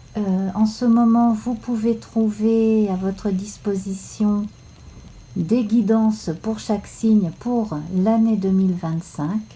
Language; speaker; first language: French; native; French